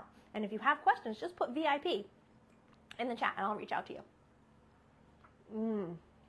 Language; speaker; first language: English; native; English